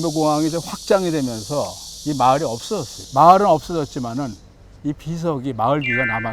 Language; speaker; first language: Korean; native; Korean